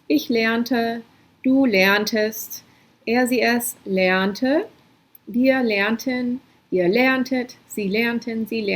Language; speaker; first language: German; non-native, fluent; English